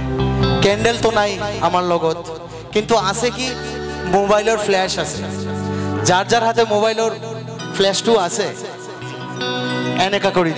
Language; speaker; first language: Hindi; non-native, local second language; Assamese